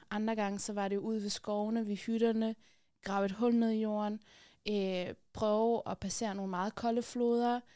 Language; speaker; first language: Danish; early bilingual, other home language; Persian